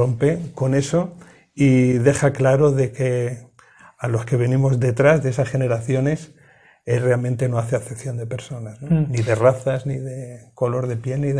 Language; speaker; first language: Spanish; native; Spanish